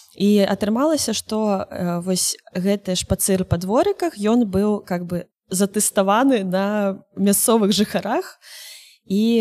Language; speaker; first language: Belarusian; non-native, local second language; Russian